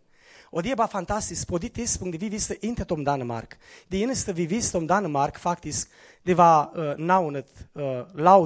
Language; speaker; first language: Norwegian; non-native, fluent; Romanian